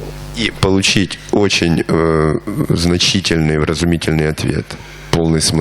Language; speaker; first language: Russian; native; Russian